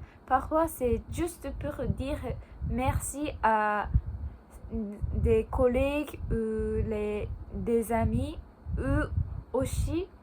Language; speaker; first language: French; non-native, learner; Japanese